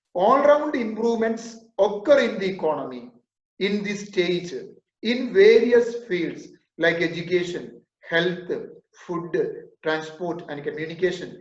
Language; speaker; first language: English; non-native, local second language; Malayalam